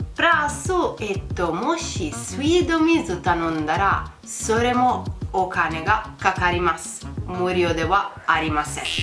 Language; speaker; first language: Japanese; non-native, fluent; Italian